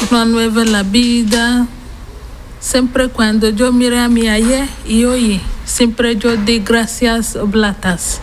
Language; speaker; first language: Spanish; non-native, learner; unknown